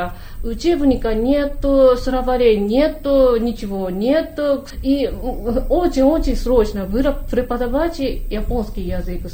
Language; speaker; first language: Russian; non-native, fluent; Japanese